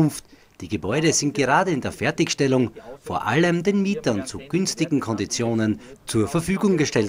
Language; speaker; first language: German; native; German